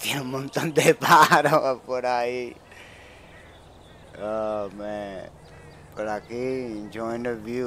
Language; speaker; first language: Spanish; early bilingual, heritage; Spanish